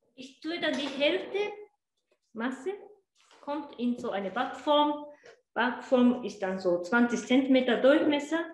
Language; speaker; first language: German; non-native, learner; Japanese